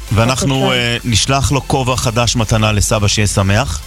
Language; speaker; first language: Hebrew; native; Hebrew